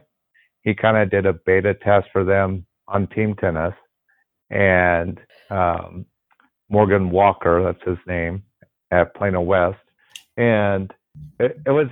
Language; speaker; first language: English; native; English